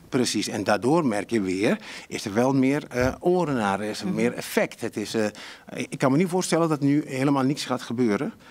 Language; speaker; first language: Dutch; non-native, local second language; Papiamento